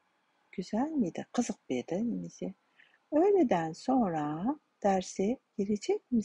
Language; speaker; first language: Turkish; non-native, fluent; Kazakh